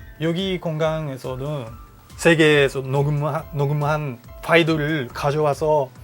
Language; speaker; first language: Korean; non-native, learner; Japanese